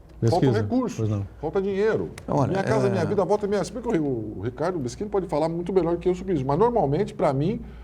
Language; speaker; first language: Portuguese; native; Portuguese